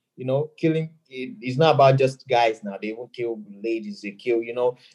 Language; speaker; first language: English; non-native, local second language; Yoruba